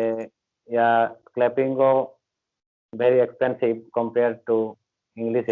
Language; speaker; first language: English; non-native, learner; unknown